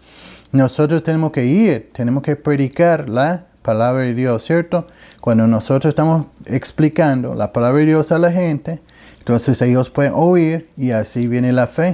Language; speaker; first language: Spanish; non-native, learner; English